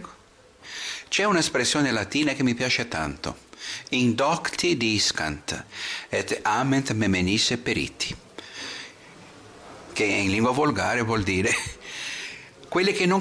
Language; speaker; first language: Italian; non-native, fluent; Portuguese